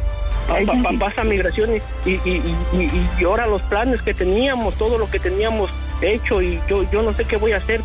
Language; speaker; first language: Spanish; native; Spanish